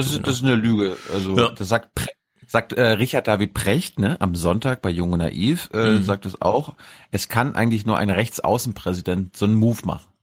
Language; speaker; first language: German; native; German